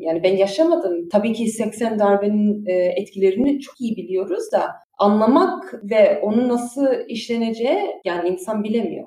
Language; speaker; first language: Turkish; early bilingual, heritage; Turkish